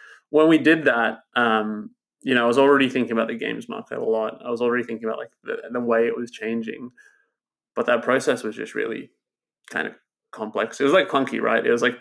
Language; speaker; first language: English; native; English